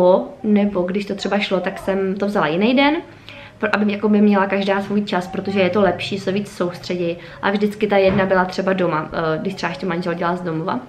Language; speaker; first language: Czech; native; Czech